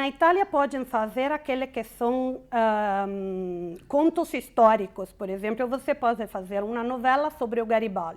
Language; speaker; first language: Portuguese; non-native, fluent; Italian